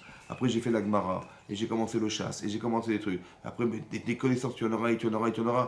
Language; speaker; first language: French; native; French